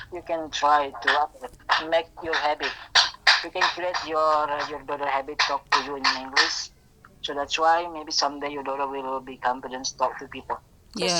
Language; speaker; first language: English; non-native, learner; Indonesian